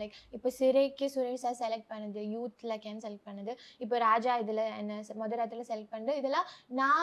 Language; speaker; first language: Tamil; non-native, local second language; Malayalam